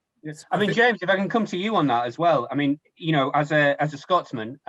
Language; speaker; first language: English; native; English